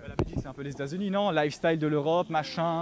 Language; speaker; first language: French; native; French